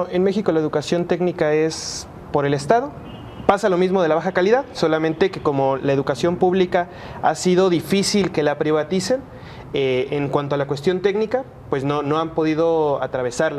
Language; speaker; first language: Spanish; native; Spanish